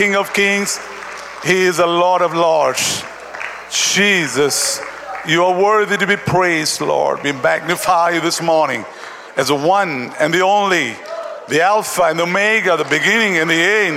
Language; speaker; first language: English; non-native, local second language; Tamil